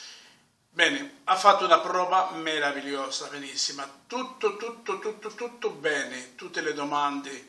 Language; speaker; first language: Italian; non-native, fluent; Spanish